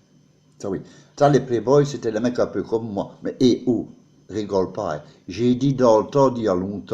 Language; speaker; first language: French; native; French